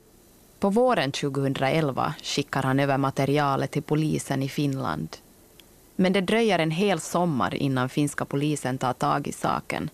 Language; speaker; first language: Swedish; native; Swedish